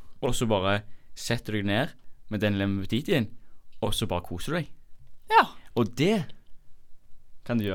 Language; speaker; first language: Norwegian; native; Norwegian